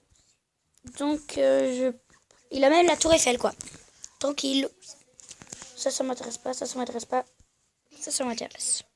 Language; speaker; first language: French; native; French